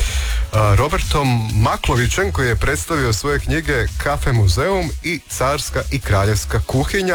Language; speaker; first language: Serbian; native; Serbian